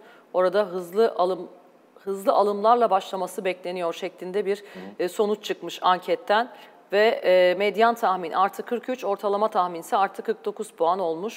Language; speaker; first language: Turkish; native; Turkish